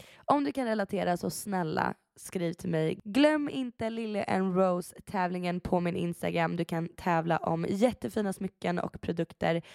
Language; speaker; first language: Swedish; early bilingual, other home language; Persian